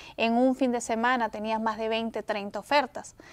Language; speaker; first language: Spanish; native; Spanish